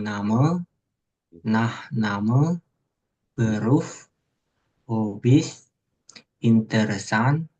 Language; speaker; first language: German; non-native, learner; Indonesian